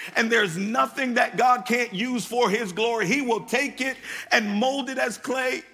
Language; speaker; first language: English; native; English